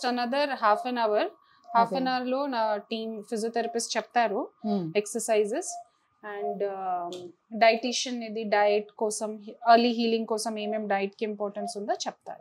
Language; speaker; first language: Telugu; non-native, fluent; Hindi